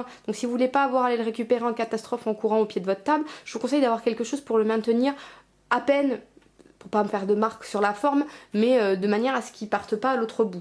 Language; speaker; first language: French; native; French